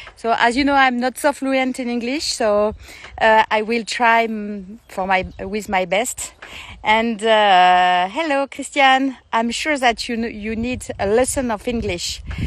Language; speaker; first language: English; non-native, learner; French